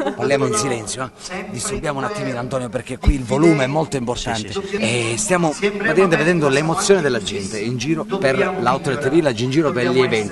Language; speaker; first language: Italian; native; Italian